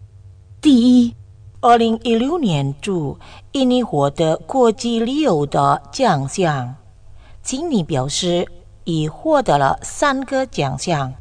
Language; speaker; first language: Chinese; non-native, fluent; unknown